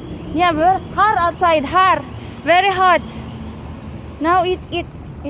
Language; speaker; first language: English; non-native, local second language; Filipino